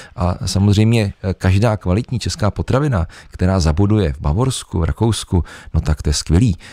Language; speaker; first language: Czech; native; Czech